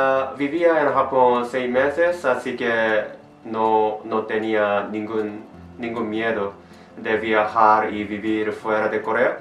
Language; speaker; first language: Spanish; non-native, learner; Korean